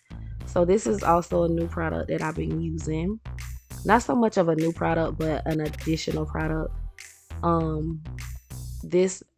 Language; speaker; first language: English; native; English